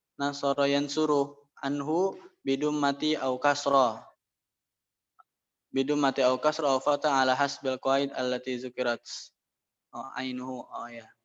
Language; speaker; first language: Arabic; non-native, learner; Indonesian